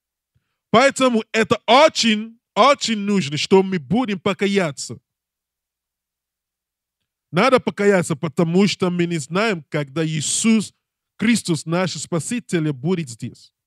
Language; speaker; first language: Russian; non-native, learner; English